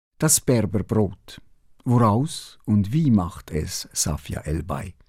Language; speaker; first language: German; native; German